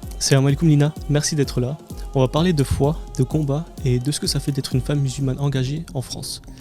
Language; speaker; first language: French; native; French